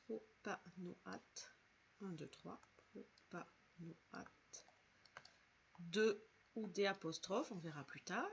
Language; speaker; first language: French; native; French